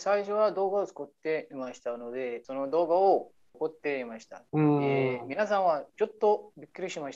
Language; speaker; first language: Japanese; non-native, learner; Arabic